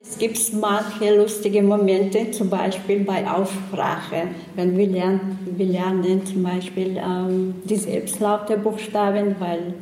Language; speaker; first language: German; non-native, learner; Chechen